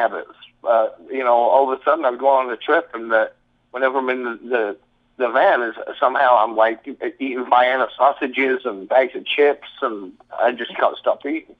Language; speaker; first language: English; native; English